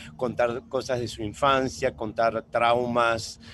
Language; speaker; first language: Spanish; native; Spanish